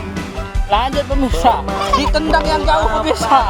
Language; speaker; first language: Indonesian; native; Indonesian